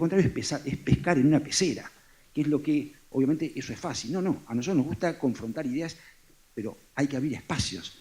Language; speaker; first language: Spanish; native; Spanish